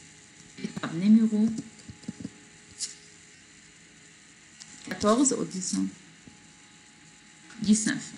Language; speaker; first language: French; non-native, fluent; Arabic